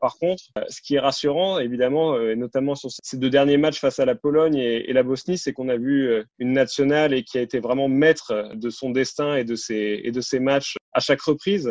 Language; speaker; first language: French; native; French